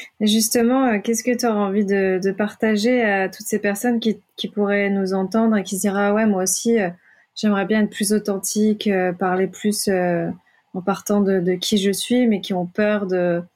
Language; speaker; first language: French; native; French